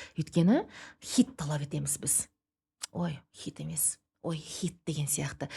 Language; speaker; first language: Kazakh; native; Kazakh